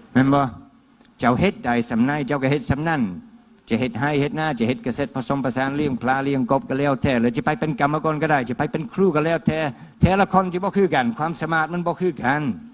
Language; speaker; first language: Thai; non-native, fluent; English